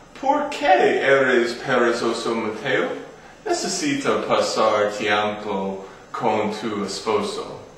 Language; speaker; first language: Spanish; non-native, learner; English